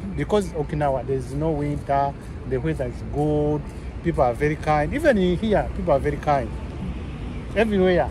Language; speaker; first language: English; non-native, local second language; Ganda